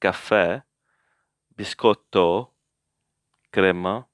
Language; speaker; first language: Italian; non-native, learner; English